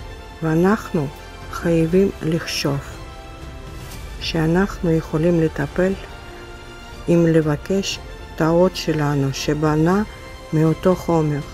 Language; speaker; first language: Hebrew; non-native, learner; Russian